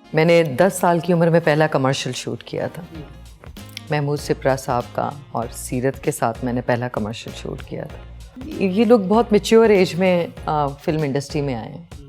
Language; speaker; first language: Urdu; non-native, local second language; Punjabi